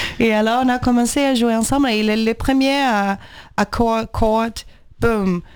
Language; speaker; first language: French; non-native, learner; Portuguese